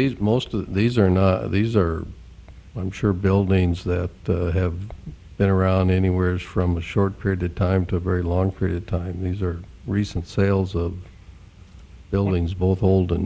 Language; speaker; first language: English; native; English